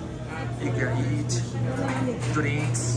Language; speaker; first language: English; non-native, fluent; Japanese